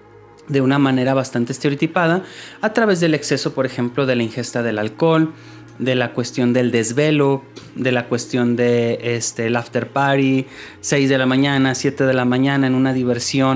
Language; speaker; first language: Spanish; native; Spanish